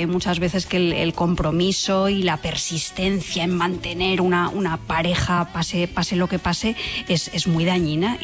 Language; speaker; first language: Spanish; native; Spanish